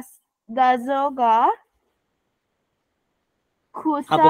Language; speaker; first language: Japanese; non-native, learner; Sinhala